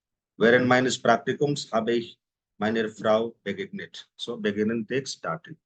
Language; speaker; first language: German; non-native, fluent; Hindi